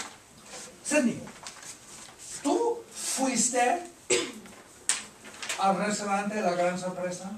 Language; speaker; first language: Spanish; non-native, fluent; English